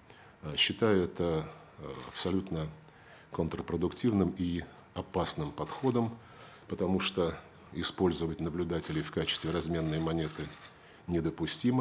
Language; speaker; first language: Russian; native; Russian